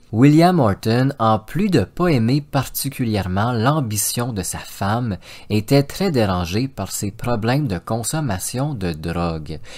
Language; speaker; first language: French; native; French